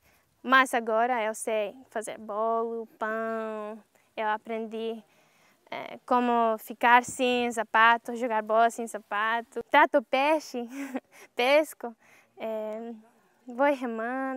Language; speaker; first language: Portuguese; non-native, learner; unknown